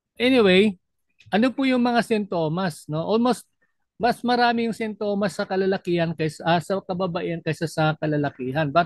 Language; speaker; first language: Filipino; non-native, local second language; Cebuano